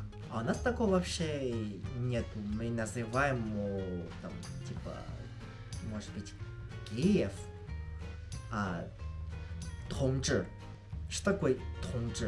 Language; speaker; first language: Russian; non-native, fluent; Chinese